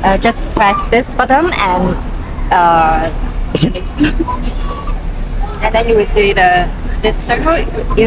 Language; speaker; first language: English; non-native, local second language; Malayalam